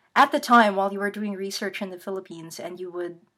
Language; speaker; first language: English; non-native, local second language; Filipino